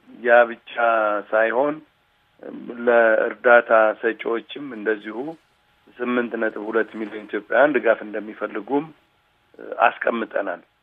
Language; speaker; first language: Amharic; non-native, local second language; Tigrinya